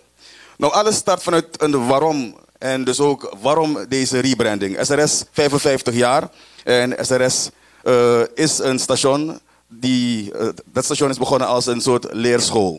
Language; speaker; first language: Dutch; native; Dutch